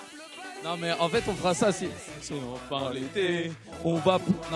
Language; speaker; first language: French; native; French